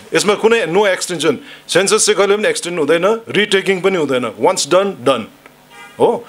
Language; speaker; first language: Nepali; native; Nepali